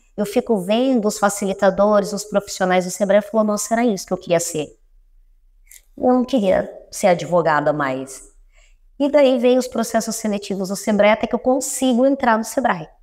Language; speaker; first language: Portuguese; native; Portuguese